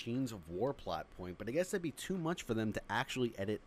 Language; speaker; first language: English; native; English